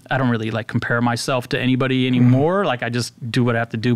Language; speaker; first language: English; native; English